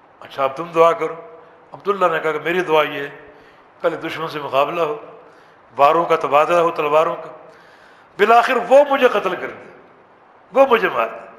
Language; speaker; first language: Urdu; native; Urdu